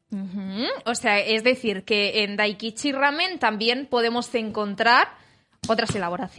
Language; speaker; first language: Spanish; native; Spanish